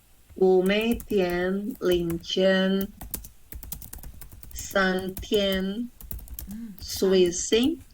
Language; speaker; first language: Chinese; non-native, learner; Indonesian